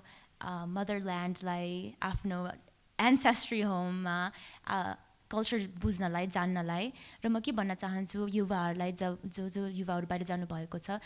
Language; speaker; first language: Nepali; early bilingual, heritage; Nepali